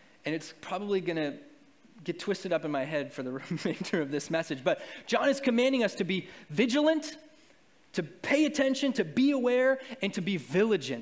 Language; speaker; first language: English; native; English